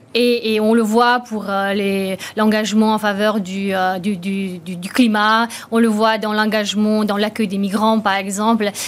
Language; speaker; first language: French; non-native, fluent; Romanian